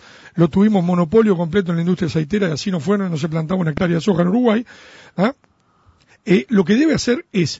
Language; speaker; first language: Spanish; native; Spanish